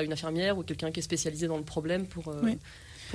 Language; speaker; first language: French; native; French